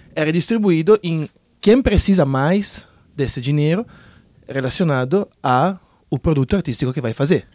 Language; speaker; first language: Portuguese; non-native, fluent; Italian